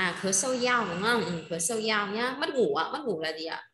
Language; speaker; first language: Vietnamese; native; Vietnamese